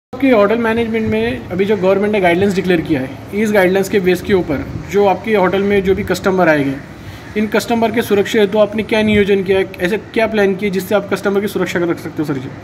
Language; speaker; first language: Hindi; non-native, local second language; Marathi